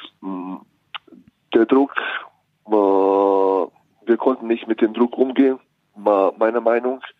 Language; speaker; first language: German; non-native, fluent; Bosnian